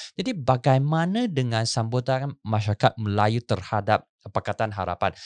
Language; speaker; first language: Malay; non-native, local second language; Chinese